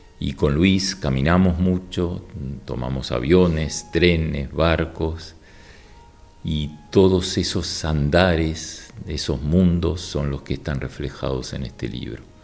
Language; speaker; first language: Spanish; native; Spanish